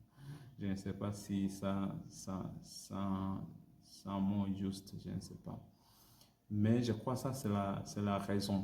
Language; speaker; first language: French; non-native, learner; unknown